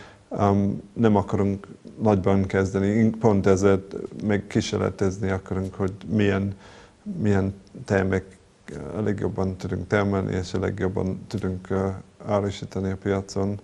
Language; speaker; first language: Hungarian; non-native, fluent; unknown